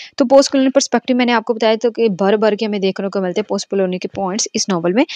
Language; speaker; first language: Urdu; native; Urdu